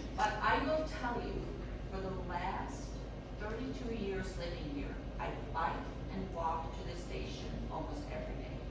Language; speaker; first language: English; non-native, fluent; Swedish